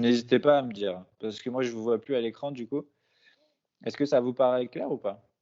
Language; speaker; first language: French; native; French